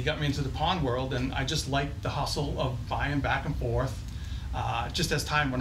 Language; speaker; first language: English; native; English